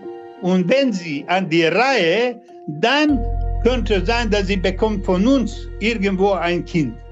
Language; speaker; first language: German; non-native, learner; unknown